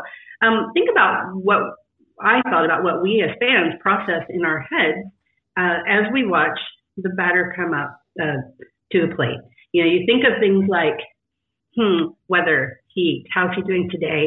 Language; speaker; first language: English; native; English